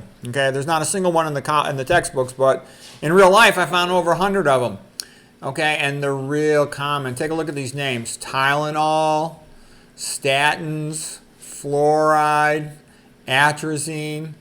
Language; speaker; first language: English; native; English